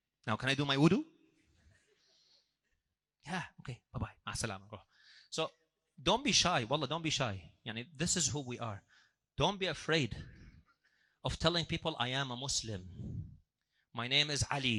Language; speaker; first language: English; native; English